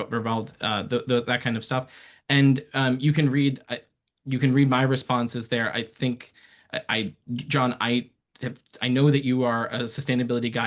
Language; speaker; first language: English; early bilingual, other home language; Persian